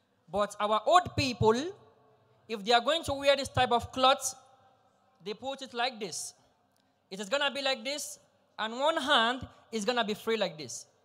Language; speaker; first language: English; non-native, local second language; Yoruba